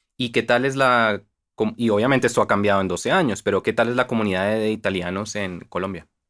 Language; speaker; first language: Spanish; native; Spanish